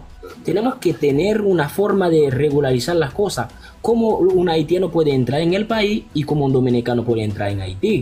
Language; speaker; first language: Spanish; non-native, local second language; Haitian Creole